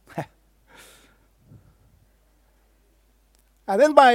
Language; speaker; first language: English; non-native, fluent; Faroese